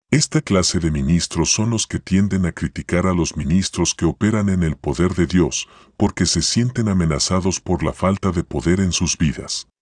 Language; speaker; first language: Spanish; native; Spanish